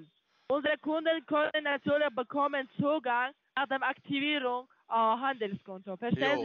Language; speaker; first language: German; non-native, learner; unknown